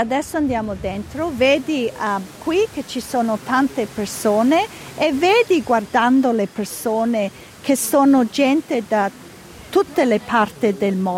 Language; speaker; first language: Italian; early bilingual, heritage; Italian